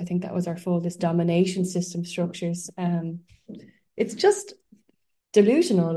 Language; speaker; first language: English; native; English